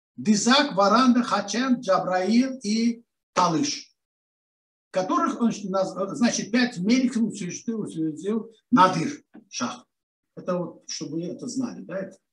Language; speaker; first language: Russian; non-native, local second language; Azerbaijani